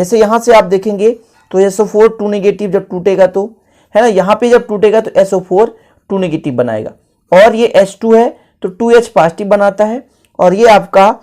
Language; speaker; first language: Hindi; native; Hindi